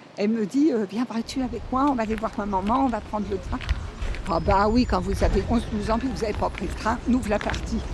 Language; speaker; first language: French; native; French